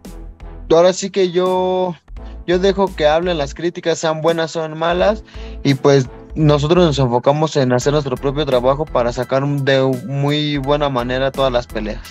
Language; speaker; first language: Spanish; native; Spanish